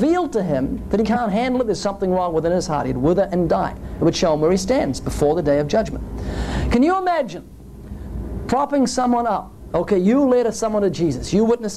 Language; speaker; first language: English; native; English